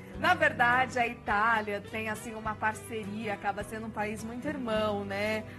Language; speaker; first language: Portuguese; native; Portuguese